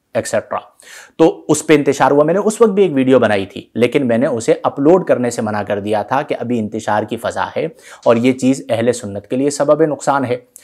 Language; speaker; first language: Urdu; native; Urdu